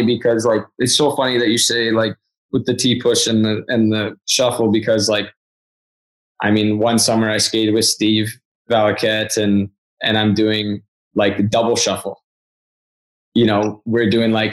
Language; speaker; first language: English; native; English